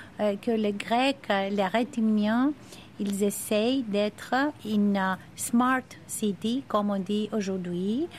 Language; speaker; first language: French; non-native, fluent; Greek